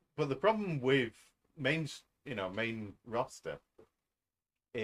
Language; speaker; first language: English; native; English